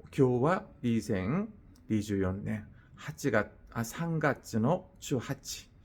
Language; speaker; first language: Japanese; non-native, fluent; Korean